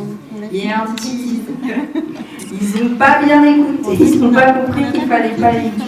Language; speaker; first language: French; native; French